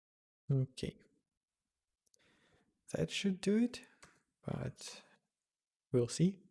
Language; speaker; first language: English; non-native, fluent; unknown